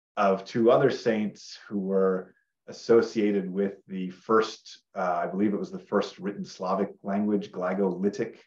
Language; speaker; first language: English; native; English